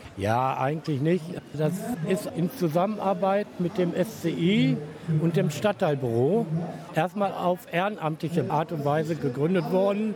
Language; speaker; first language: German; native; German